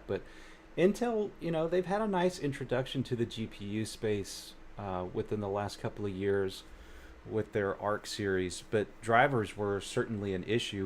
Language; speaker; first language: English; native; English